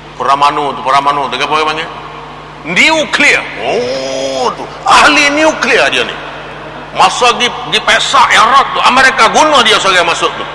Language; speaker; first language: Malay; native; Malay